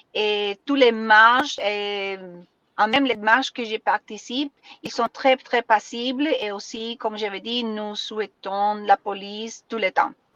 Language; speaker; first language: French; non-native, learner; Spanish